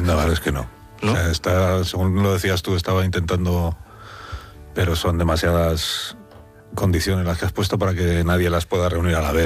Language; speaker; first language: Spanish; native; Spanish